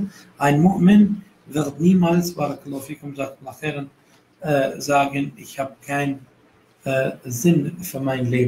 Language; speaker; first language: German; non-native, fluent; Arabic